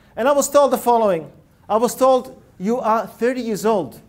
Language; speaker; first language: English; early bilingual, other home language; Russian